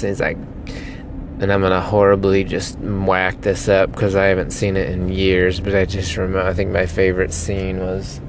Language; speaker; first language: English; native; English